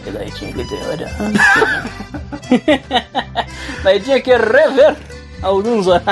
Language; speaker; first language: Portuguese; native; Portuguese